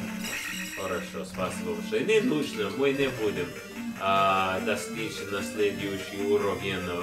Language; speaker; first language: Russian; non-native, learner; English